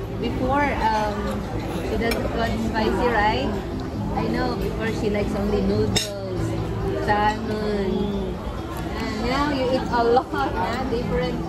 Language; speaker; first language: English; non-native, local second language; Filipino